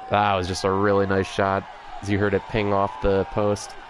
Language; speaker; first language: English; native; English